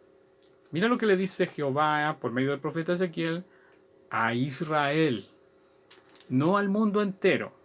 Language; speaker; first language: Spanish; native; Spanish